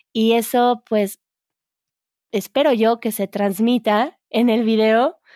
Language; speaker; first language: Spanish; native; Spanish